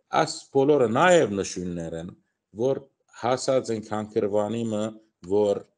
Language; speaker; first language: Armenian; early bilingual, heritage; Armenian